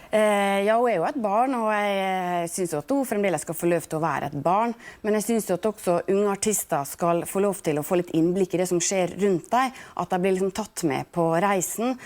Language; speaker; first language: Norwegian; native; Norwegian